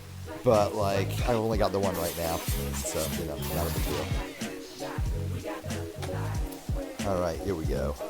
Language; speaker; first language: English; native; English